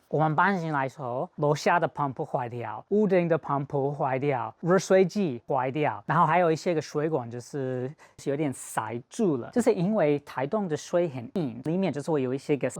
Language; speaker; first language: Chinese; non-native, fluent; English